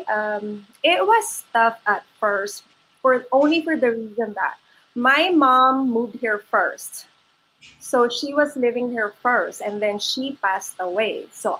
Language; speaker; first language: English; non-native, local second language; Filipino